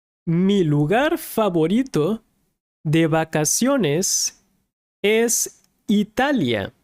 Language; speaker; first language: Spanish; non-native, fluent; English